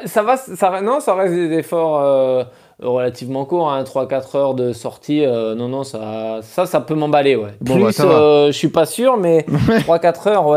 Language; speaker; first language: French; native; French